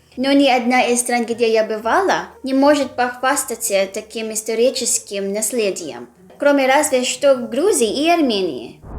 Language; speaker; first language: Russian; non-native, fluent; Filipino